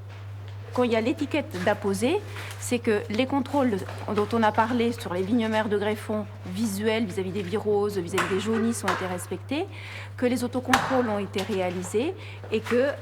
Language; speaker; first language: French; native; French